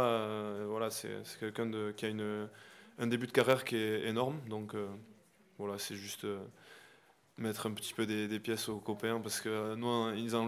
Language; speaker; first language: French; native; French